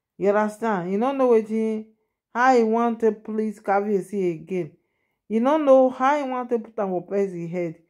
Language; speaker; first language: Nigerian Pidgin; non-native, local second language; Yoruba